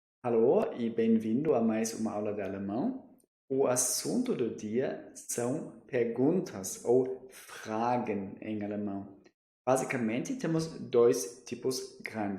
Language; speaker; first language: Portuguese; non-native, fluent; German